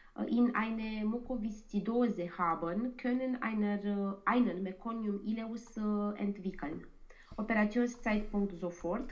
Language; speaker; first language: German; non-native, learner; Romanian